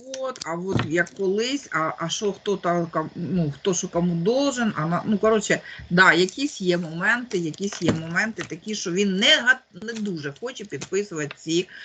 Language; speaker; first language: Ukrainian; native; Ukrainian